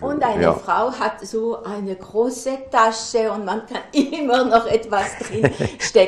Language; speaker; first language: German; non-native, learner; French